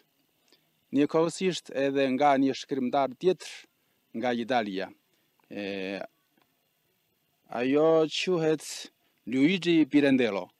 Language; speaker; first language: Albanian; non-native, fluent; Chinese